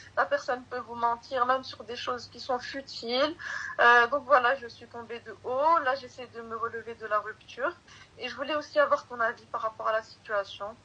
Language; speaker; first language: French; early bilingual, other home language; Arabic